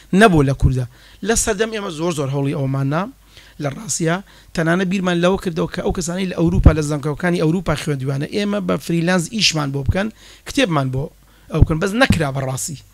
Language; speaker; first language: Central Kurdish; native; Central Kurdish